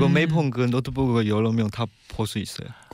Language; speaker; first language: Korean; non-native, learner; Chinese